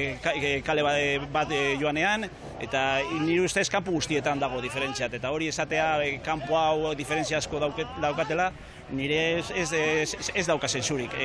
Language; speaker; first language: Basque; non-native, local second language; Spanish